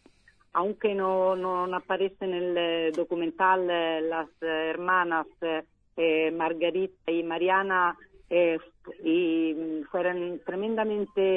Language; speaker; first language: Spanish; non-native, learner; Italian